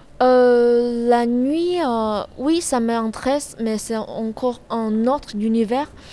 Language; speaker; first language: French; non-native, learner; Chinese